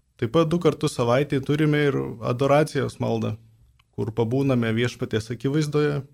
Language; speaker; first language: Lithuanian; native; Lithuanian